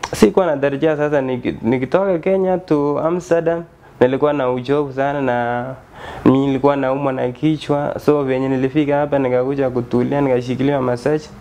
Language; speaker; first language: Swahili; non-native, local second language; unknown